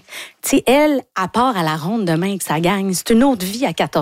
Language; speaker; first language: French; native; French